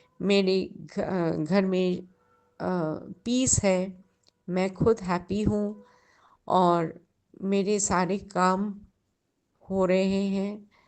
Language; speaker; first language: Hindi; non-native, local second language; Bangla